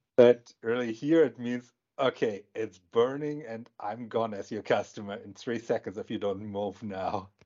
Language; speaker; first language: English; non-native, fluent; German